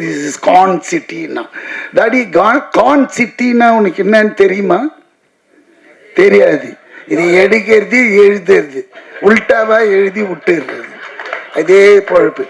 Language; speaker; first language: Tamil; native; Tamil